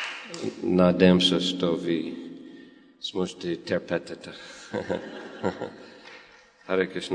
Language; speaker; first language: Russian; non-native, fluent; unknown